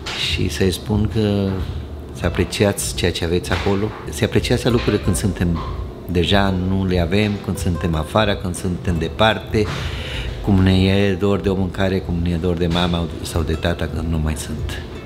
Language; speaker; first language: Romanian; non-native, fluent; Spanish